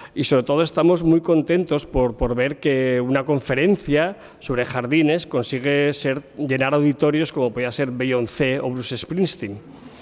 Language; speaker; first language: Spanish; native; Spanish